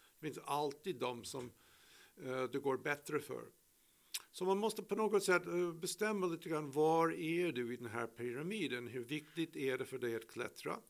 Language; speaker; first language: Swedish; non-native, fluent; English